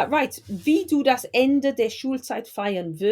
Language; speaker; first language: German; non-native, fluent; English